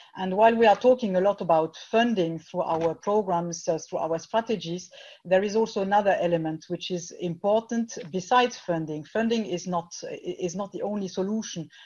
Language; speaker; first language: English; non-native, fluent; French